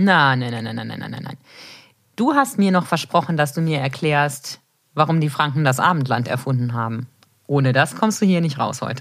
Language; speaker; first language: German; native; German